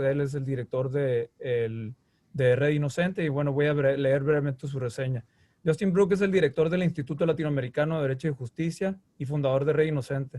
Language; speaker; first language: Spanish; native; Spanish